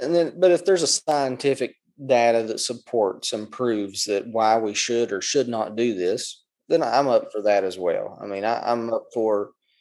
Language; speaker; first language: English; native; English